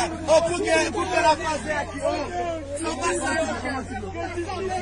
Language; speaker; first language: Portuguese; non-native, learner; Haitian Creole